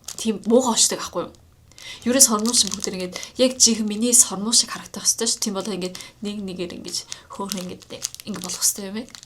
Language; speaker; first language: Mongolian; native; Mongolian